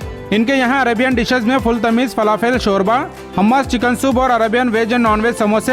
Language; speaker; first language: Hindi; native; Hindi